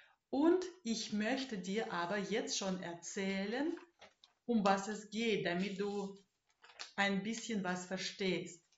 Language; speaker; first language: German; non-native, fluent; Russian